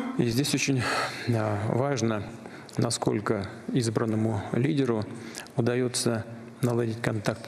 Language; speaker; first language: Russian; native; Russian